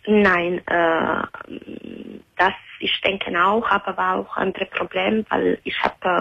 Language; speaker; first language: German; non-native, learner; Italian